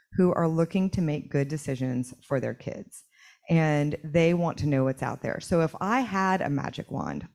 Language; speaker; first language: English; native; English